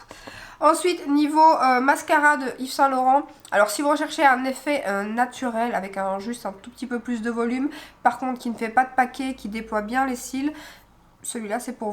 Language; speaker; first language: French; native; French